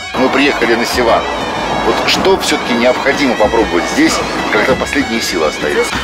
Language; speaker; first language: Russian; native; Russian